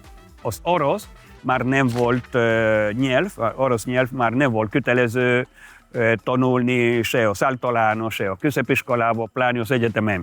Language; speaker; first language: Hungarian; non-native, fluent; Spanish